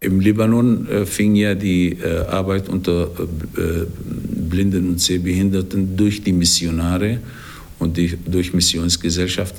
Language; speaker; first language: German; non-native, fluent; Arabic